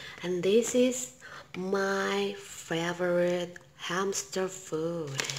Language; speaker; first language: English; non-native, learner; Indonesian